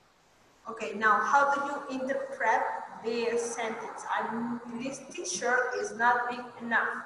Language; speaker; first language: English; non-native, fluent; Spanish